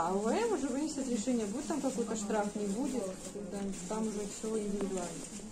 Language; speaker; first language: Russian; native; Russian